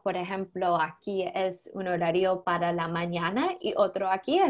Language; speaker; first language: Spanish; non-native, learner; English